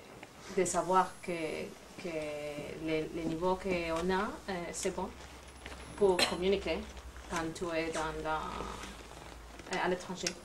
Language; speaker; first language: French; non-native, learner; Spanish